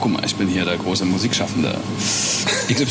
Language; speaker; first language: German; native; German